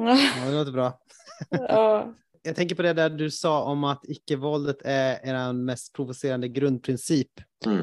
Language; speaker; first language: Swedish; native; Swedish